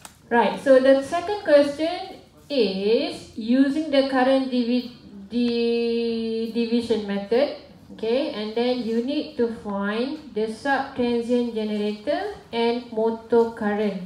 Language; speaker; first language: English; non-native, local second language; Malay